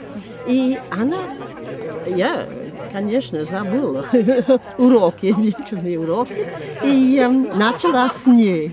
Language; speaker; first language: Russian; non-native, fluent; English